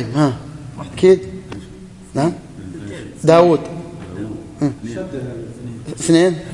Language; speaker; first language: Arabic; native; Arabic